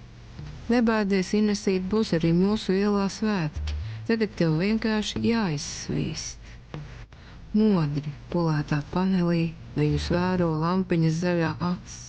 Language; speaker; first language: Latvian; native; Latvian